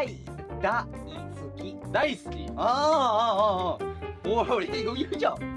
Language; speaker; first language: Japanese; native; Japanese